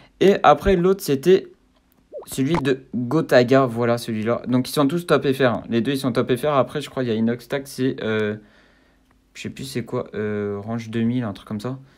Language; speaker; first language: French; native; French